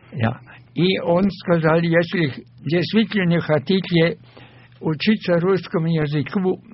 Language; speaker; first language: Russian; non-native, fluent; German